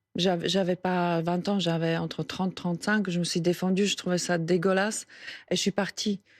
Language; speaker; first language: French; non-native, fluent; Slovak